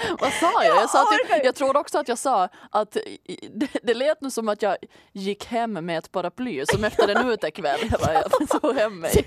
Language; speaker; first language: Swedish; native; Swedish